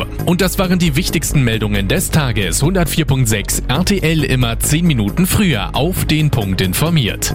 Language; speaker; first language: German; native; German